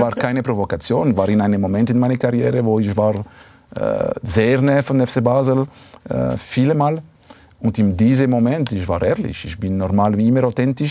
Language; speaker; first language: German; non-native, fluent; Italian